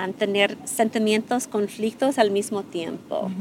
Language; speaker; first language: Spanish; non-native, fluent; English